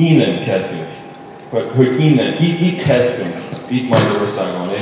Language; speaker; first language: Hungarian; non-native, learner; English